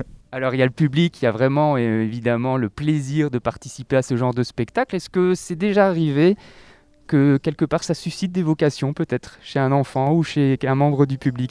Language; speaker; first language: French; native; French